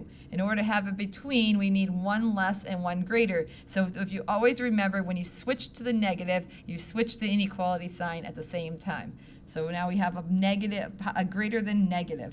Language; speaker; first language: English; native; English